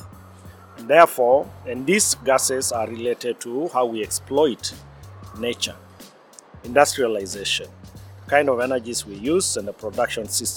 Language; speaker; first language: English; non-native, local second language; Masai